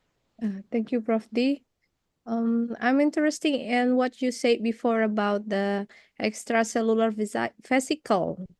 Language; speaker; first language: English; non-native, fluent; Indonesian